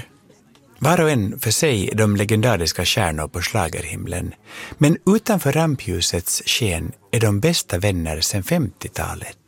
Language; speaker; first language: Swedish; native; Swedish